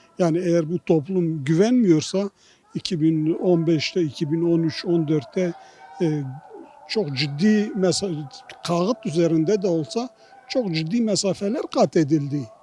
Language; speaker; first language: Turkish; non-native, local second language; Kurdish